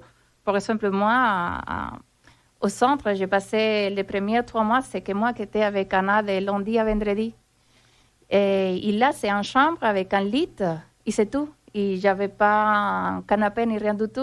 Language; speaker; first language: French; non-native, fluent; Spanish